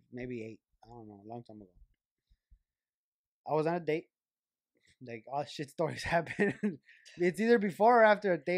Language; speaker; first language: English; early bilingual, other home language; Spanish